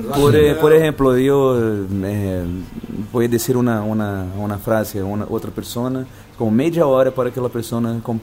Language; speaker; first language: Spanish; non-native, fluent; Portuguese